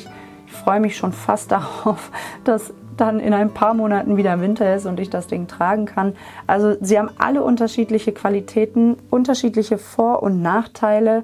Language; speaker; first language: German; native; German